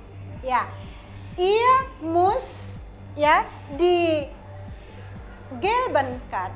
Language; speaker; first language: German; non-native, fluent; Indonesian